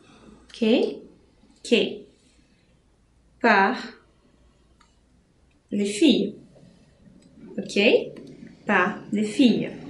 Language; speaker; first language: French; non-native, fluent; Portuguese